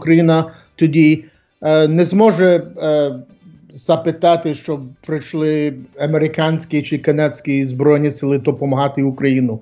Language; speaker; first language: Ukrainian; early bilingual, heritage; English